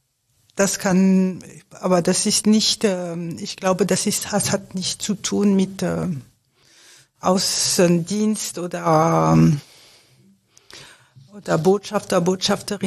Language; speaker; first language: German; non-native, fluent; French